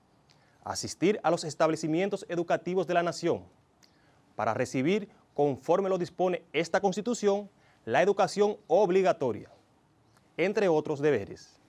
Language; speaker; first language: Spanish; native; Spanish